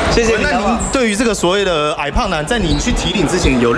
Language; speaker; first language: Chinese; native; Chinese